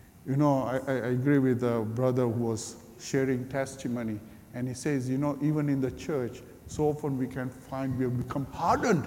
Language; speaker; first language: English; non-native, local second language; Gujarati